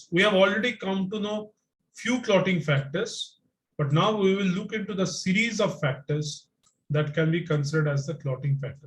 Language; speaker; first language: English; non-native, local second language; Bangla